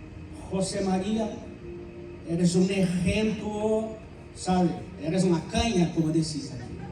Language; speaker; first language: Spanish; non-native, fluent; Portuguese